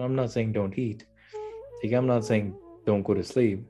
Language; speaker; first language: English; early bilingual, other home language; Punjabi